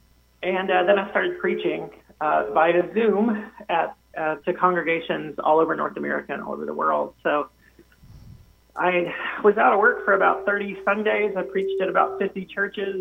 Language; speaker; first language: English; native; English